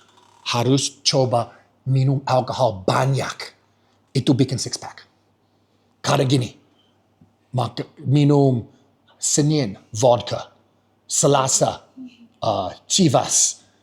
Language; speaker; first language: Indonesian; non-native, fluent; English